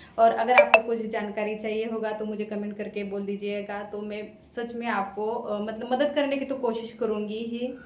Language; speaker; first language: Hindi; non-native, local second language; Marathi